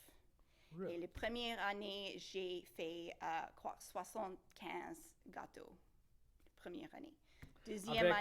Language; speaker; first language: French; non-native, local second language; English